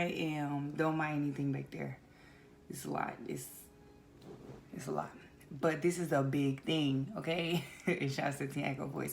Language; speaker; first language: English; native; English